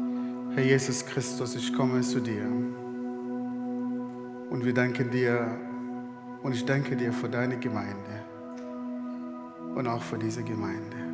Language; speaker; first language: German; non-native, fluent; Arabic